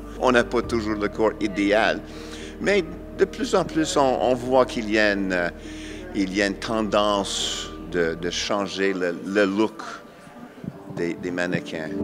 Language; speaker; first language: French; non-native, fluent; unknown